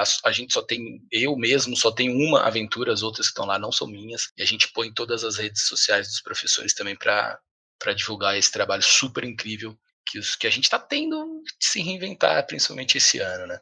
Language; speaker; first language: Portuguese; native; Portuguese